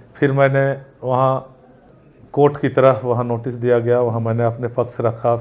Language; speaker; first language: Hindi; native; Hindi